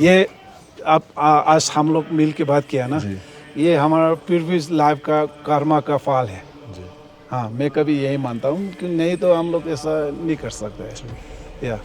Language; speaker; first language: Hindi; non-native, local second language; Ladakhi